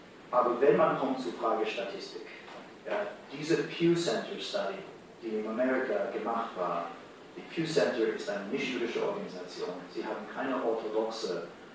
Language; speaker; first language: German; non-native, fluent; English